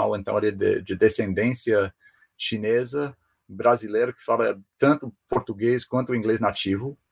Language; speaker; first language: Portuguese; non-native, fluent; English